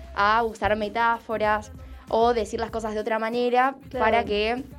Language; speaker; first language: Spanish; native; Spanish